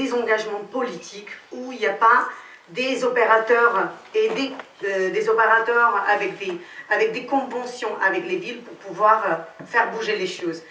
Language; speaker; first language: French; non-native, fluent; Romany